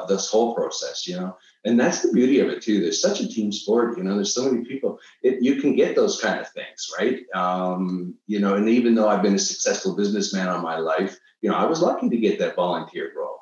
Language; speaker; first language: English; native; English